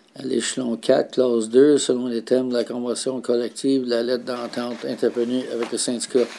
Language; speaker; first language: French; native; French